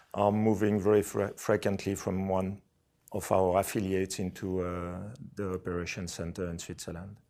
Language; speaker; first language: English; non-native, fluent; French